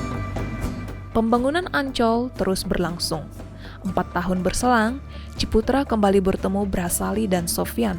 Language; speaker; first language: Indonesian; native; Indonesian